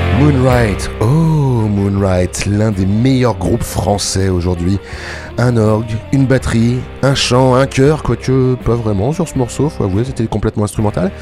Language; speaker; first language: French; native; French